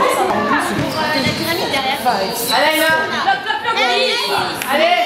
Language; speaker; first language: French; non-native, fluent; English